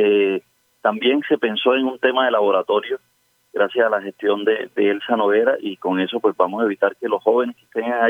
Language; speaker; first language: Spanish; native; Spanish